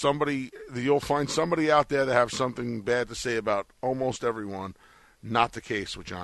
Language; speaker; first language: English; native; English